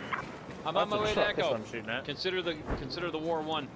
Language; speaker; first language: English; native; English